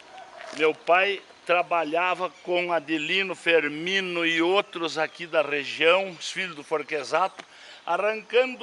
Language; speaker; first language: Portuguese; native; Portuguese